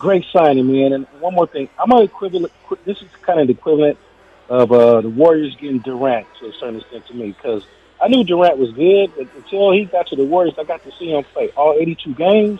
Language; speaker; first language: English; native; English